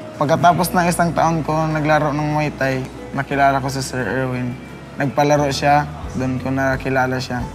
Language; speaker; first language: Filipino; non-native, local second language; Cebuano